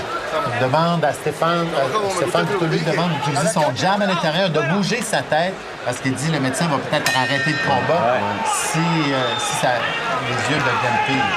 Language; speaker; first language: French; native; French